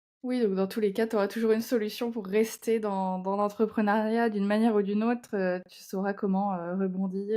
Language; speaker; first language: French; native; French